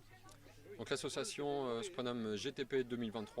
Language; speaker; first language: French; native; French